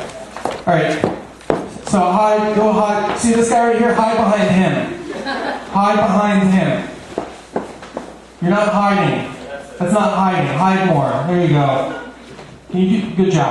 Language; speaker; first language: English; native; English